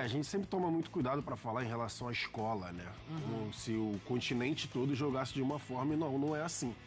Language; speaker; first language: Portuguese; native; Portuguese